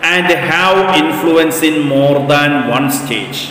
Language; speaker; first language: English; non-native, local second language; Malayalam